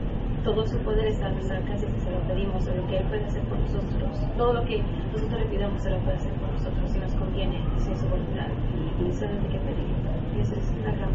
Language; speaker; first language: Spanish; non-native, learner; English